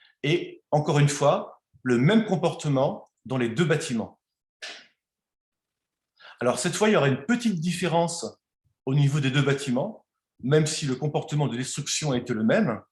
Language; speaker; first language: French; native; French